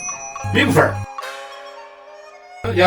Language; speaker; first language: Chinese; native; Chinese